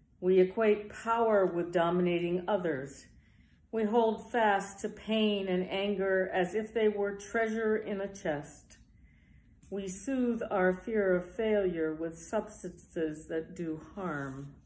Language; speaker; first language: English; native; English